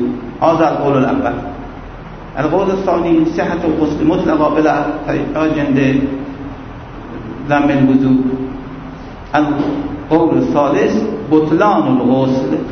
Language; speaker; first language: Arabic; non-native, fluent; Persian